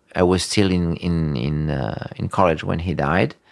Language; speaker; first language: English; early bilingual, other home language; French